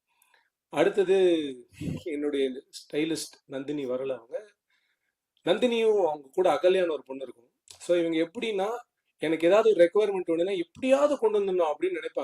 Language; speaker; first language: Tamil; native; Tamil